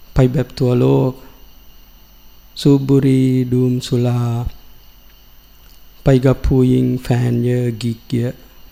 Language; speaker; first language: Thai; non-native, learner; Sinhala